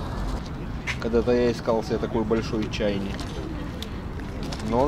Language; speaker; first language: Russian; native; Russian